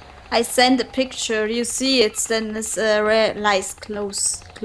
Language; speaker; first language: English; non-native, learner; German